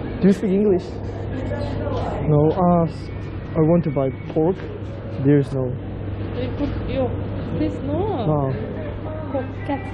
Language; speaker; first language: English; non-native, learner; Korean